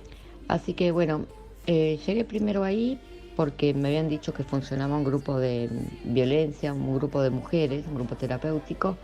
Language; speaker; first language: Spanish; native; Spanish